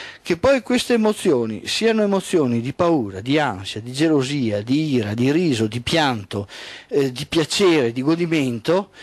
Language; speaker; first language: Italian; native; Italian